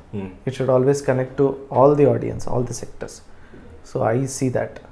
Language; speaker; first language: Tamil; non-native, learner; Kannada